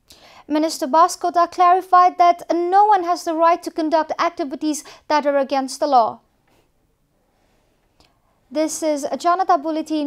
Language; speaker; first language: English; non-native, local second language; Nepali